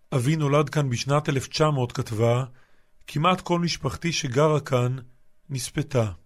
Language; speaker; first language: Hebrew; native; Hebrew